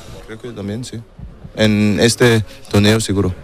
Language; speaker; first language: Spanish; non-native, learner; German